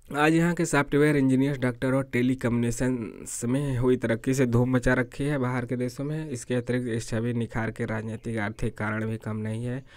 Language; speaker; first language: Hindi; native; Hindi